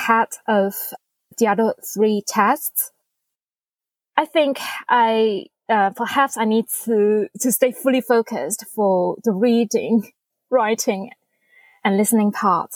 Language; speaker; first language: English; non-native, fluent; Chinese